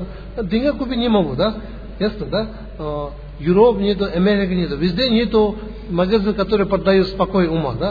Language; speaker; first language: Russian; non-native, learner; Tibetan